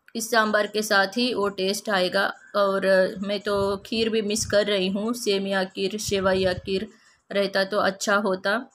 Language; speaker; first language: Hindi; non-native, local second language; Kannada